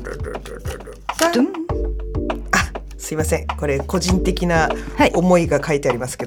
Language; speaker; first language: Japanese; native; Japanese